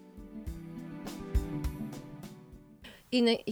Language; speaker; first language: English; non-native, fluent; Japanese